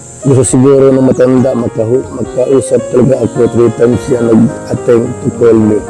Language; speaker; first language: Filipino; native; Filipino